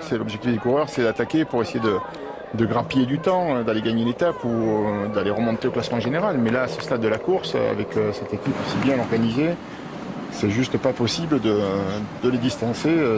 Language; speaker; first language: French; native; French